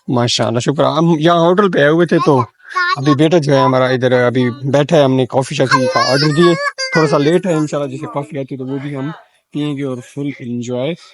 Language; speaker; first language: Urdu; non-native, local second language; Punjabi